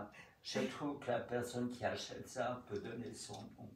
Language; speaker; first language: French; native; French